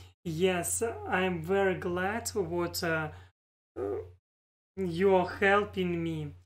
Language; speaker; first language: English; non-native, learner; Russian